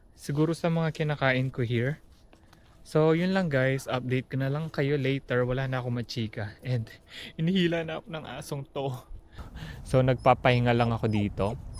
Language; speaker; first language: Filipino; native; Filipino